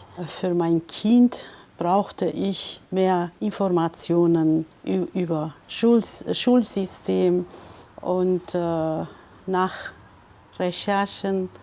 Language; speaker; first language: German; non-native, fluent; Kurdish